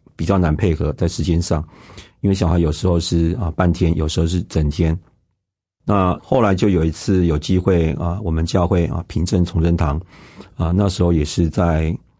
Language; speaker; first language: Chinese; non-native, local second language; Hakka Chinese